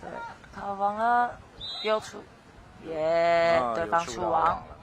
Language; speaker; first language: Chinese; native; Chinese